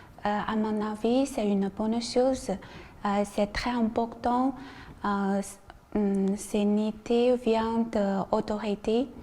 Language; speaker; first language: French; non-native, learner; Chinese